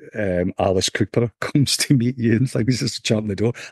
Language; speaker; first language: English; native; English